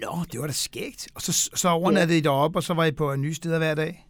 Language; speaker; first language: Danish; native; Danish